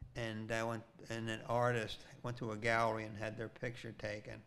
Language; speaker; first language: English; native; English